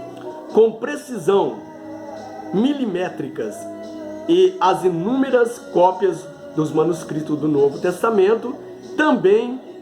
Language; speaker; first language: Portuguese; native; Portuguese